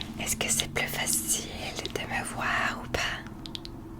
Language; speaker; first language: French; non-native, learner; English